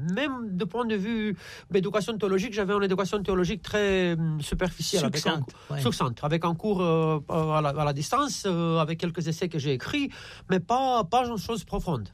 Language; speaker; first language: French; non-native, fluent; Romanian